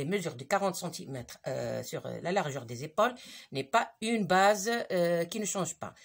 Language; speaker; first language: French; non-native, local second language; Arabic